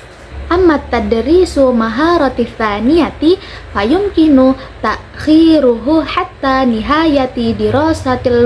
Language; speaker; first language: Arabic; non-native, learner; Indonesian